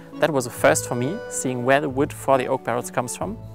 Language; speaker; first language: English; non-native, fluent; German